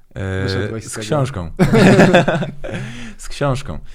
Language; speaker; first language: Polish; non-native, fluent; Azerbaijani